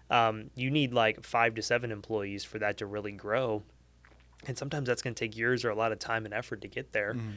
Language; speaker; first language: English; native; English